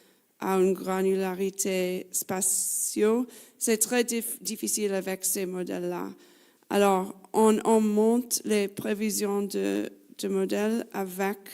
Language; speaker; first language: French; non-native, fluent; English